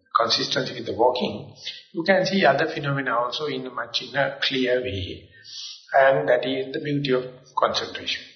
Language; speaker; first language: English; non-native, local second language; Sinhala